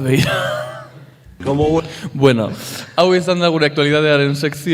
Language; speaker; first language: Basque; native; Basque